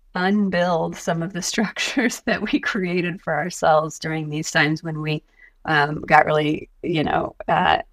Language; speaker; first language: English; native; English